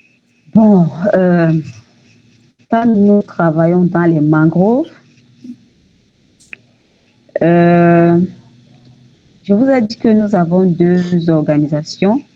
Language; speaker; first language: French; native; French